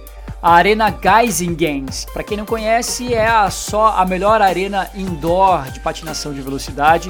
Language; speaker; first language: Portuguese; native; Portuguese